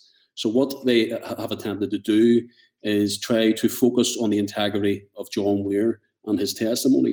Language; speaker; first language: English; native; English